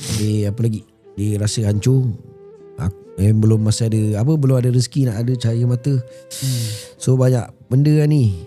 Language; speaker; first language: Malay; native; Malay